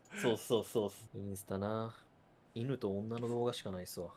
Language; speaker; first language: Japanese; native; Japanese